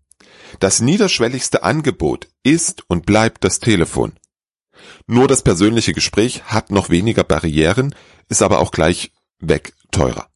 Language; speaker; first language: German; native; German